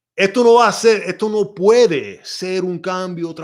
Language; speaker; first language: Spanish; early bilingual, heritage; Spanish